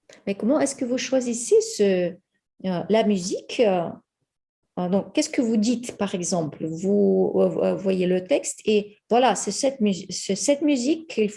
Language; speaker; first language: French; non-native, fluent; Ukrainian